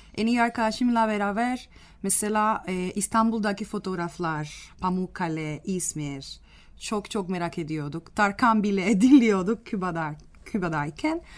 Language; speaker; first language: Turkish; non-native, fluent; Spanish